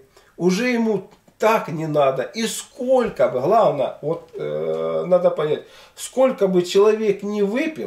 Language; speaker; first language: Russian; native; Russian